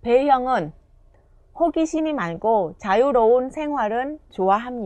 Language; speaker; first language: Korean; non-native, fluent; Vietnamese